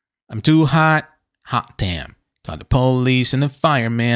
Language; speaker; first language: English; non-native, fluent; Portuguese